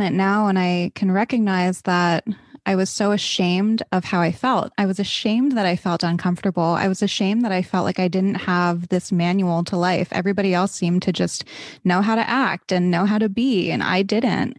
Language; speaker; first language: English; native; English